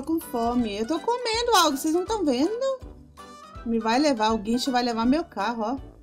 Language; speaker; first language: Portuguese; non-native, fluent; Spanish